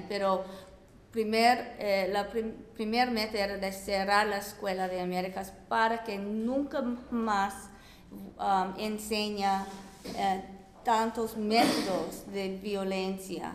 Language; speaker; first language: Spanish; non-native, fluent; English